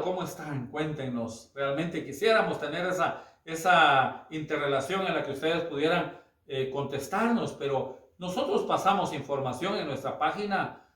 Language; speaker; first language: Spanish; native; Spanish